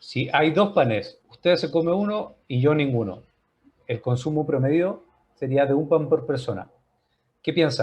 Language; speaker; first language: Spanish; native; Spanish